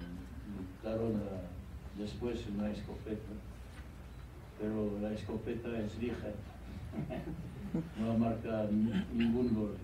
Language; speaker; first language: Spanish; non-native, fluent; French